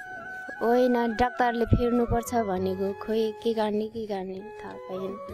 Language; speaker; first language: Nepali; non-native, local second language; Eastern Tamang